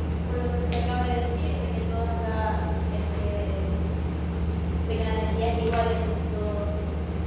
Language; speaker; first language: Spanish; native; Spanish